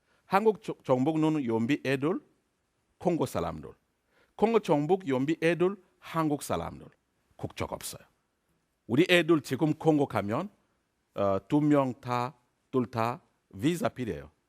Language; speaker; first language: Korean; non-native, learner; French